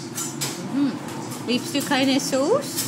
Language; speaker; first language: German; non-native, learner; English